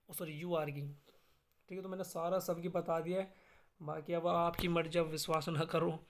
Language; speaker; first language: Hindi; native; Hindi